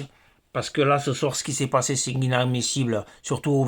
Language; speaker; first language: French; native; French